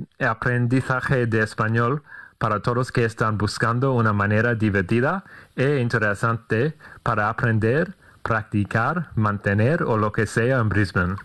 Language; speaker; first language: Spanish; non-native, fluent; English